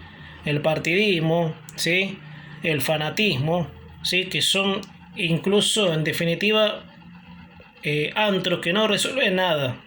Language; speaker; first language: Spanish; native; Spanish